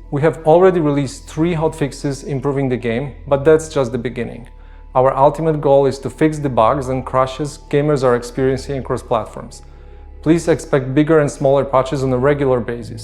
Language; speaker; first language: English; non-native, fluent; Polish